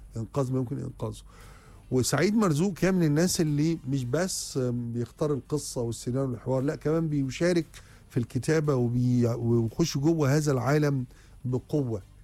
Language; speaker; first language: Egyptian Arabic; native; Egyptian Arabic